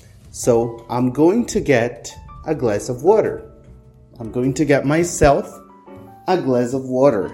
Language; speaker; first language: English; non-native, fluent; Portuguese